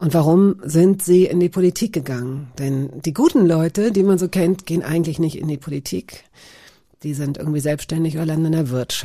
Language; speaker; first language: German; native; German